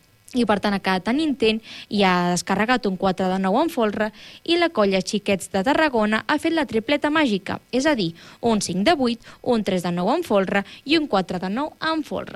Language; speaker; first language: Catalan; native; Catalan